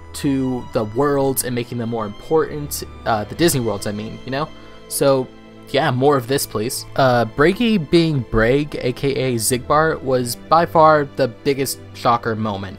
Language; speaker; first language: English; native; English